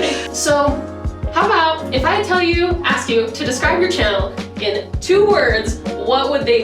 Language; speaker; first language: English; native; English